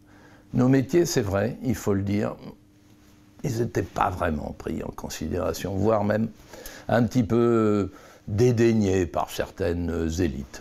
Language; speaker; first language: French; native; French